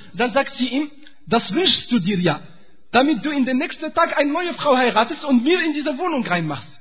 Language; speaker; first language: German; non-native, fluent; Arabic